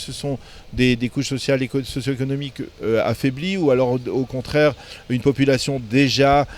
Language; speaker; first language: French; native; French